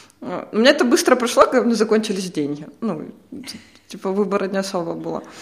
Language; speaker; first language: Russian; native; Russian